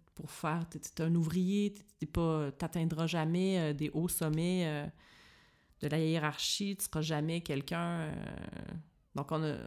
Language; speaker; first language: French; native; French